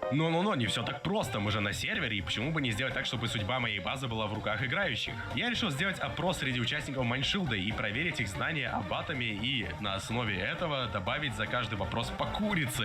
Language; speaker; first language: Russian; native; Russian